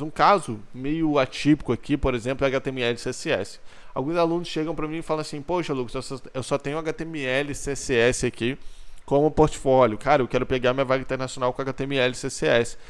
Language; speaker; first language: Portuguese; native; Portuguese